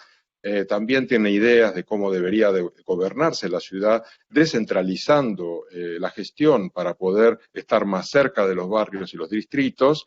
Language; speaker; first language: Spanish; native; Spanish